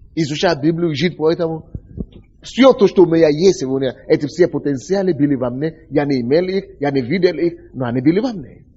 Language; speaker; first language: Russian; non-native, fluent; Yoruba